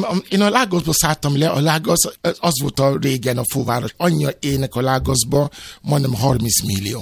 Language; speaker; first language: Hungarian; non-native, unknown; Yoruba